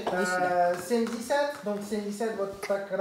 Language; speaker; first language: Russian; non-native, fluent; French